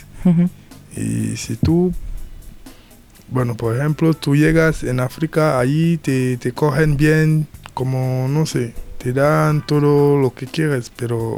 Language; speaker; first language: Spanish; non-native, learner; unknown